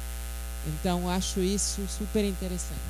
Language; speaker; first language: Portuguese; non-native, fluent; French